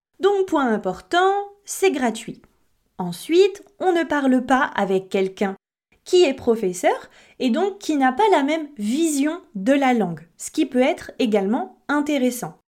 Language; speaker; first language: French; native; French